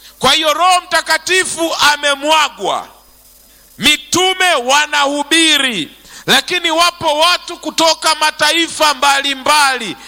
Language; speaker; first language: Swahili; native; Swahili